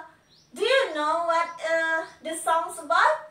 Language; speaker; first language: English; non-native, learner; Indonesian